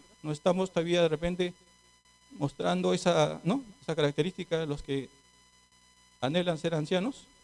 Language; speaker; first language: Spanish; native; Spanish